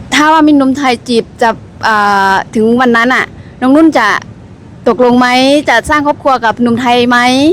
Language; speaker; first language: Thai; native; Thai